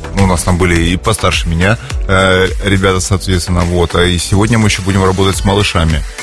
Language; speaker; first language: Russian; native; Russian